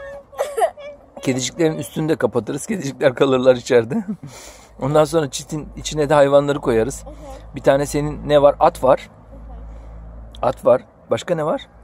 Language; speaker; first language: Turkish; native; Turkish